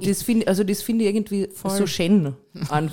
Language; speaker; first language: German; native; German